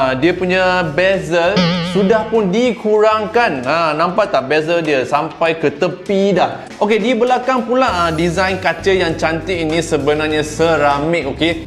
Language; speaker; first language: Malay; non-native, local second language; Cantonese